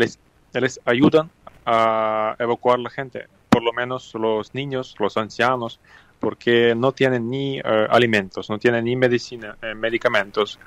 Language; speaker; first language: Spanish; non-native, fluent; Ukrainian